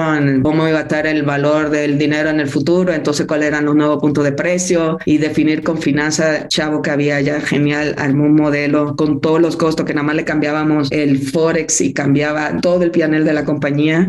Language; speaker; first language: Spanish; native; Spanish